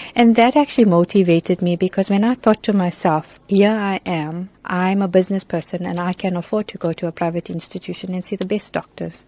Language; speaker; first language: English; native; English